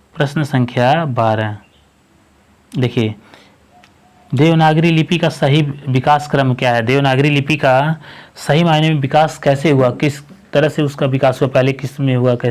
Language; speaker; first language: Hindi; native; Hindi